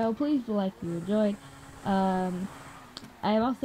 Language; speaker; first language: English; native; English